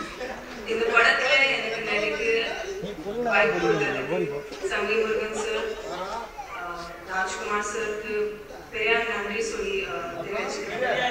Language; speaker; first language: Tamil; non-native, learner; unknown